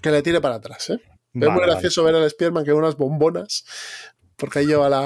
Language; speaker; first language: Spanish; native; Spanish